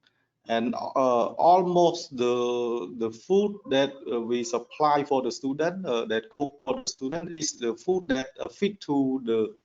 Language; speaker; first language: English; non-native, learner; Khmer